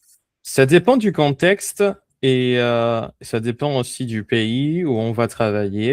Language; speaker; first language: French; non-native, fluent; Spanish